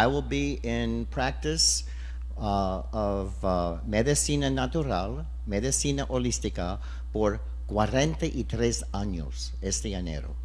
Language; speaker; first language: Spanish; non-native, learner; English